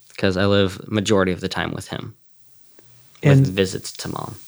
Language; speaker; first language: English; native; English